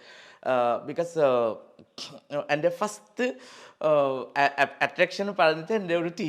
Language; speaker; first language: Malayalam; non-native, local second language; Assamese